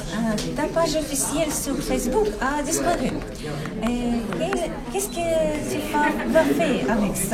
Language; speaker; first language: French; non-native, fluent; Russian